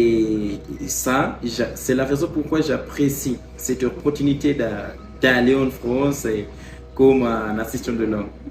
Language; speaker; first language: French; non-native, fluent; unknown